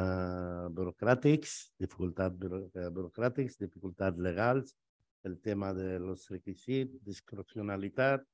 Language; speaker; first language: Catalan; non-native, fluent; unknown